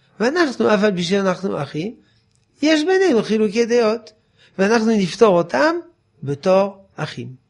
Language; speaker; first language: Hebrew; non-native, fluent; French